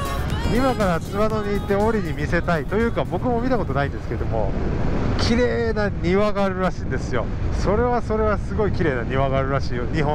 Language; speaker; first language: Japanese; native; Japanese